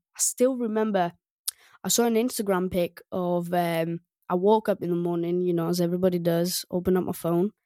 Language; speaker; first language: English; non-native, fluent; Greek